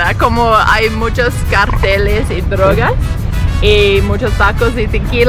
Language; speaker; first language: Spanish; non-native, learner; English